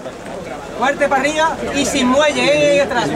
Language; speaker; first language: Spanish; native; Spanish